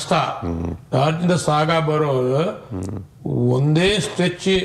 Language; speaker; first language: Kannada; non-native, fluent; Chinese